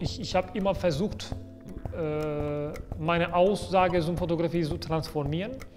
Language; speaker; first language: German; non-native, fluent; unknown